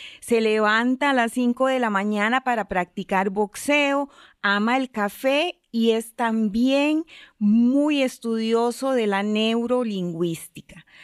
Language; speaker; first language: Spanish; native; Spanish